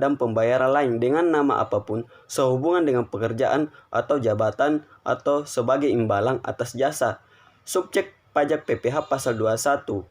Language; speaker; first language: Indonesian; native; Indonesian